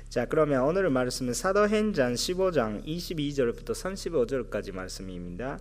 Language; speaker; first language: Korean; non-native, fluent; Japanese